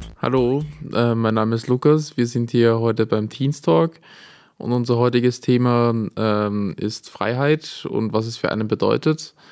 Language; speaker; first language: German; native; German